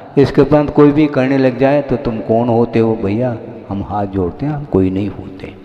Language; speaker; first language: Hindi; non-native, local second language; Kannada